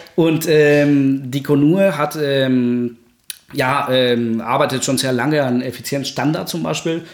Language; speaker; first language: German; non-native, fluent; Spanish